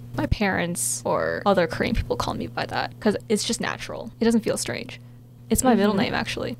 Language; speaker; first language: English; early bilingual, other home language; Korean